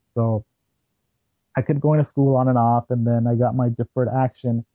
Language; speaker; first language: English; early bilingual, other home language; Spanish